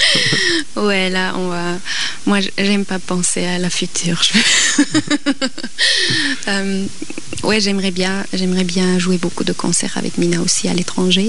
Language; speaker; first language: French; non-native, local second language; German